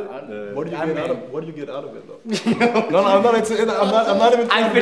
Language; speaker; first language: English; non-native, fluent; Danish